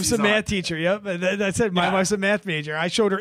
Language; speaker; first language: English; native; English